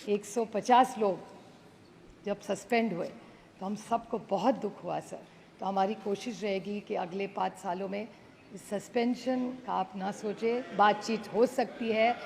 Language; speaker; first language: Hindi; non-native, local second language; Marathi